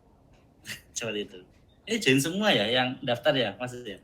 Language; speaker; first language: Indonesian; native; Indonesian